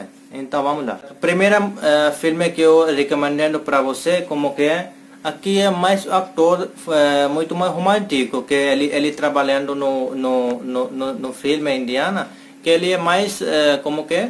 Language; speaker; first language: Portuguese; non-native, learner; Hindi